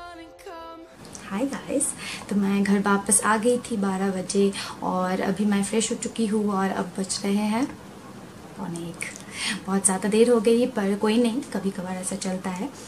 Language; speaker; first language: Hindi; non-native, local second language; Bangla